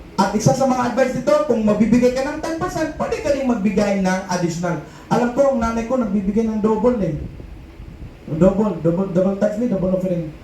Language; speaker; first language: Filipino; non-native, local second language; Cebuano